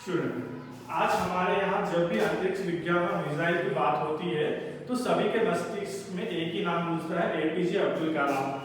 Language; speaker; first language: Hindi; non-native, local second language; Telugu